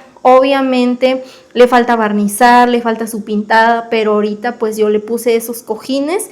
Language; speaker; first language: Spanish; native; Spanish